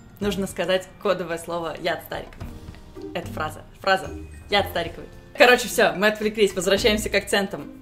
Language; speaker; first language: Russian; native; Russian